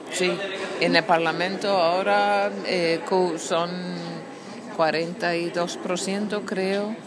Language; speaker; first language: Spanish; non-native, fluent; Icelandic